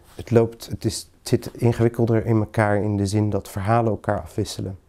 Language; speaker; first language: Dutch; early bilingual, other home language; Greek